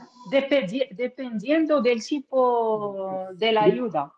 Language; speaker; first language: Spanish; non-native, learner; Arabic